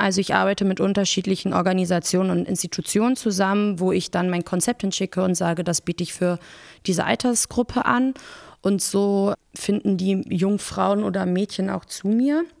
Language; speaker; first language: German; early bilingual, other home language; Persian